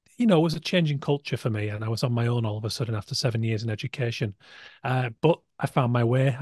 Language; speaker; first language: English; native; English